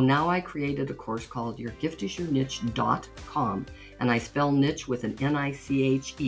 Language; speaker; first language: English; native; English